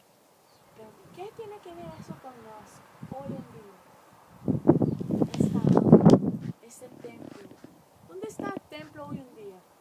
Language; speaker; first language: Spanish; non-native, fluent; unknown